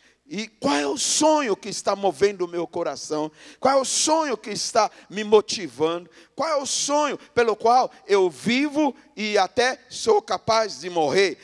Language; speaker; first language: Portuguese; non-native, fluent; English